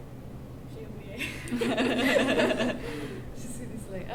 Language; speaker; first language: French; non-native, learner; English